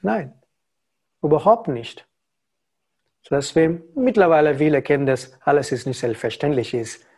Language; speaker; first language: German; non-native, learner; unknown